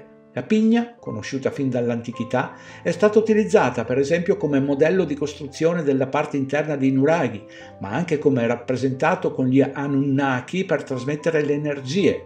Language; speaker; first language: Italian; native; Italian